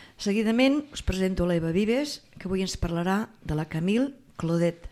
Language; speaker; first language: Catalan; native; Catalan